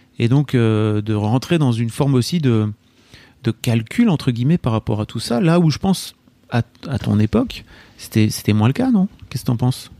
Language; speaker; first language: French; native; French